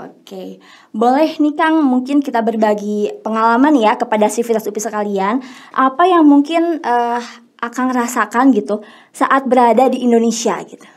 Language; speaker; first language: Indonesian; native; Indonesian